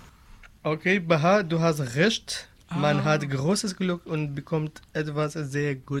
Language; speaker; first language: German; non-native, learner; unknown